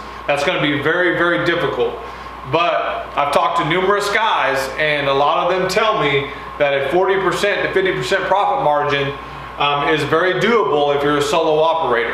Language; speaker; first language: English; native; English